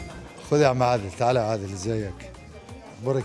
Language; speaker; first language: Arabic; native; Arabic